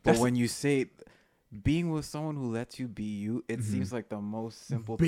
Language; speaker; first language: English; native; English